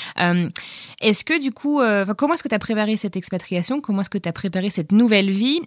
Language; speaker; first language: French; native; French